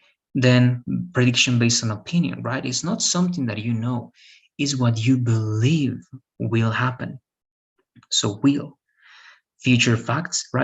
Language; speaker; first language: English; non-native, fluent; Spanish